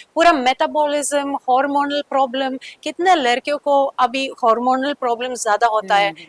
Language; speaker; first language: Hindi; non-native, fluent; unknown